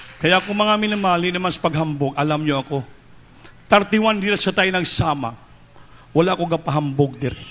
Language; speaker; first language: Filipino; non-native, local second language; Cebuano